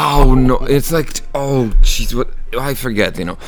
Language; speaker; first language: English; non-native, fluent; Czech